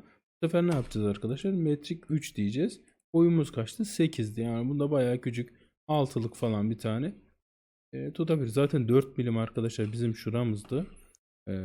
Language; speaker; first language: Turkish; native; Turkish